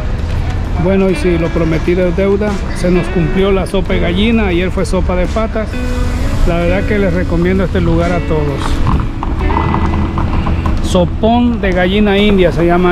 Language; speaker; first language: Spanish; native; Spanish